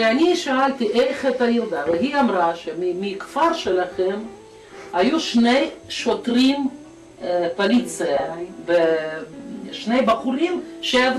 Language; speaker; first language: Hebrew; non-native, learner; Russian